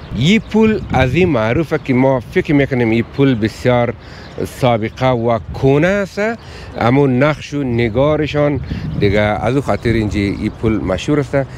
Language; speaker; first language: Persian; native; Persian